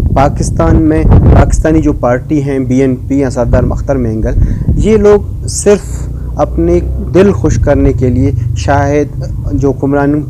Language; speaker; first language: Urdu; non-native, local second language; Baluchi